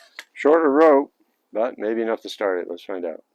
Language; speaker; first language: English; native; English